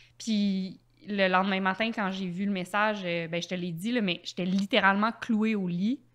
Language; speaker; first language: French; native; French